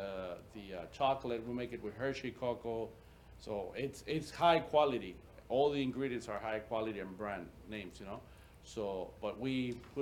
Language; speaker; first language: English; native; English